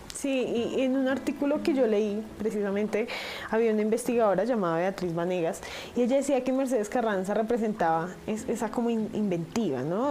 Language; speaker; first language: Spanish; native; Spanish